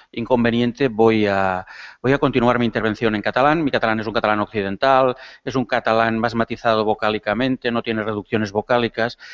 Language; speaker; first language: Spanish; non-native, local second language; Catalan